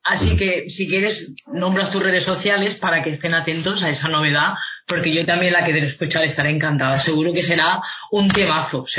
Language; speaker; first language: Spanish; native; Spanish